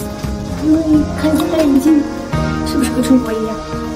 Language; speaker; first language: Chinese; non-native, learner; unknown